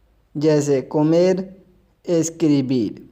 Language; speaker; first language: Spanish; non-native, fluent; Urdu